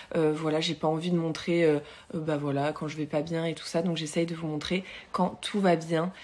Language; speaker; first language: French; native; French